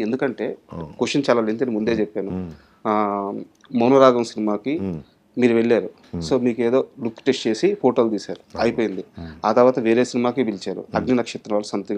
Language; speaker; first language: Telugu; native; Telugu